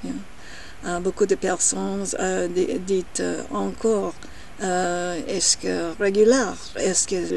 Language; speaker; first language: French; non-native, learner; English